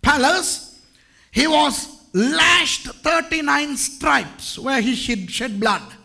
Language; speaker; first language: English; non-native, local second language; Tamil